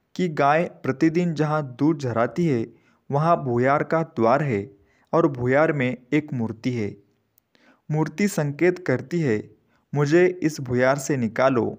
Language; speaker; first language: Hindi; non-native, local second language; Marathi